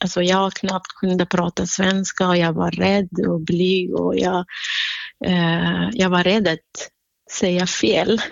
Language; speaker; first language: Swedish; non-native, fluent; Kurdish